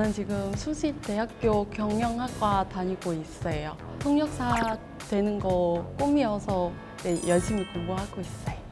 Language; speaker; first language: Korean; non-native, fluent; Vietnamese